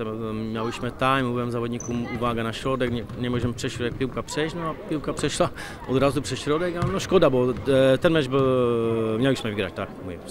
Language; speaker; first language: Polish; non-native, learner; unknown